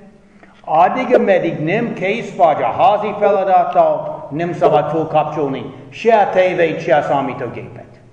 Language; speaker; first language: Hungarian; non-native, fluent; English